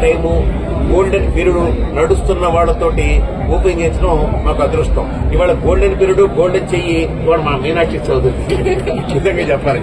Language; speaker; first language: Telugu; native; Telugu